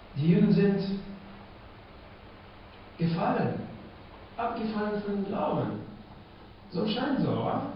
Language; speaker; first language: German; non-native, fluent; Russian